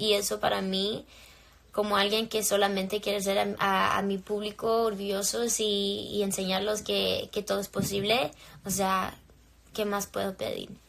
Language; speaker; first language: Spanish; early bilingual, heritage; English